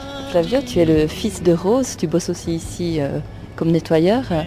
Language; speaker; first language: French; native; French